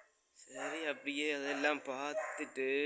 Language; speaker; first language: Tamil; native; Tamil